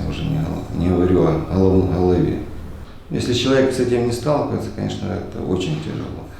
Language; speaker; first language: Russian; non-native, local second language; Ukrainian